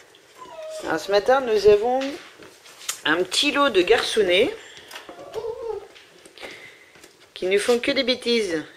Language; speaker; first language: French; native; French